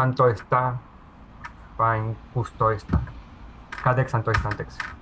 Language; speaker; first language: Finnish; non-native, learner; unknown